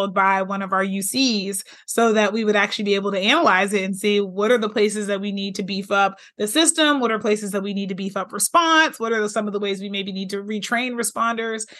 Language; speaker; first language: English; native; English